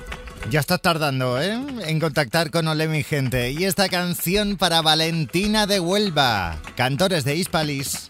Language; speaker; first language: Spanish; native; Spanish